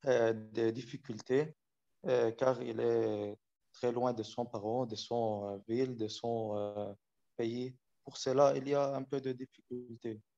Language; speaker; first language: French; non-native, learner; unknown